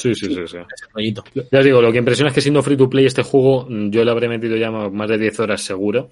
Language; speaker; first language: Spanish; native; Spanish